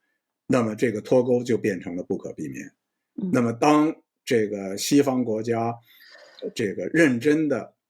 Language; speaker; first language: Chinese; native; Chinese